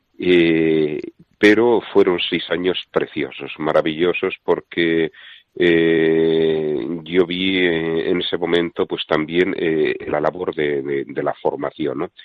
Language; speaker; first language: Spanish; native; Spanish